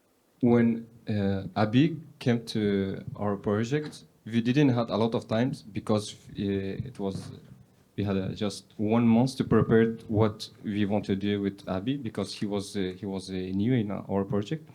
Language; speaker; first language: English; non-native, learner; Persian